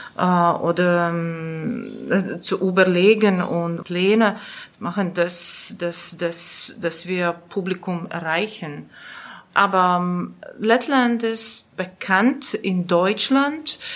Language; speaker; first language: German; non-native, learner; Latvian